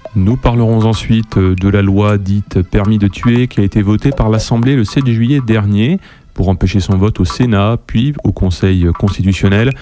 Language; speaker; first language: French; native; French